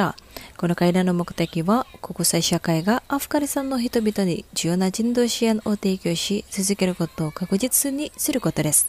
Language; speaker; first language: Japanese; non-native, fluent; Indonesian